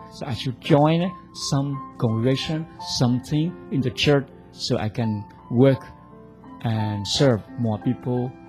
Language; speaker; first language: English; non-native, fluent; Vietnamese